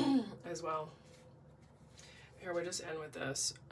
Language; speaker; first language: English; native; English